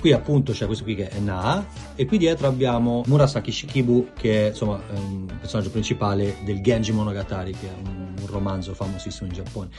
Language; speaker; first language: Italian; native; Italian